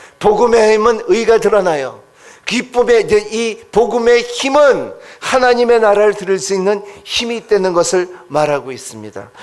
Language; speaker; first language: Korean; non-native, fluent; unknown